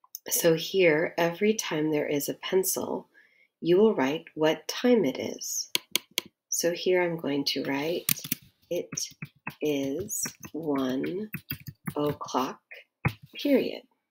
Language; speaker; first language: English; native; English